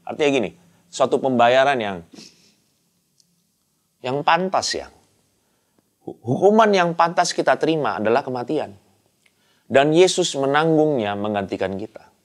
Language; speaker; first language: Indonesian; native; Indonesian